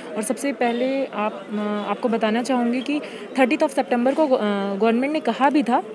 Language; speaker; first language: Hindi; native; Hindi